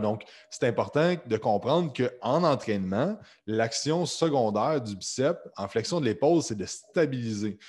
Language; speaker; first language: French; native; French